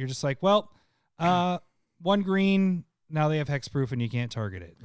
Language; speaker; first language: English; native; English